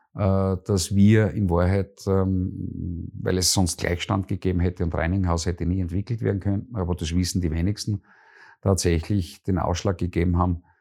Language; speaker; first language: German; native; German